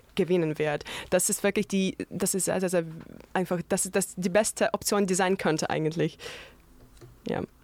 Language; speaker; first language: German; non-native, learner; Ukrainian